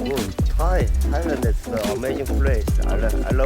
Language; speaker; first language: English; non-native, learner; Korean